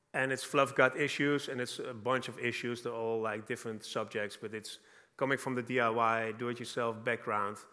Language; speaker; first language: English; non-native, fluent; Dutch